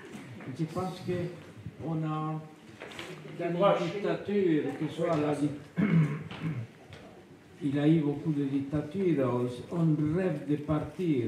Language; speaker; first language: French; non-native, fluent; Spanish